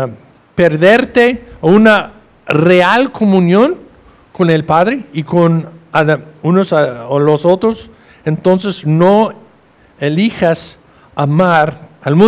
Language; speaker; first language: Spanish; non-native, fluent; English